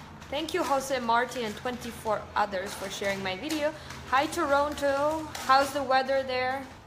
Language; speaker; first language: English; non-native, fluent; Russian